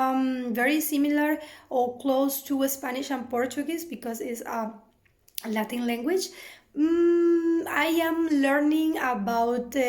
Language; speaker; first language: English; non-native, fluent; Spanish